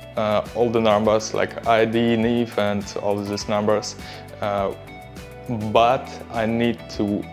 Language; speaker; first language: English; non-native, learner; Russian